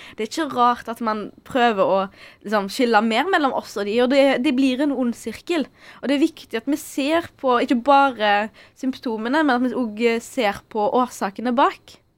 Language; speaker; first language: Norwegian; early bilingual, other home language; Arabic